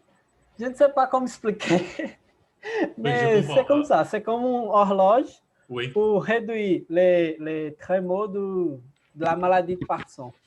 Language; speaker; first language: French; non-native, learner; Portuguese